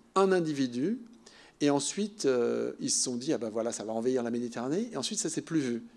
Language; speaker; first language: French; native; French